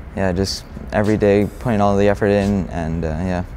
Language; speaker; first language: English; native; English